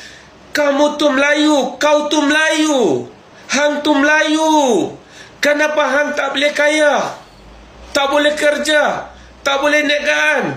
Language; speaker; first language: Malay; non-native, fluent; Bangla